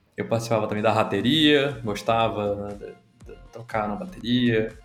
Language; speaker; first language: Portuguese; native; Portuguese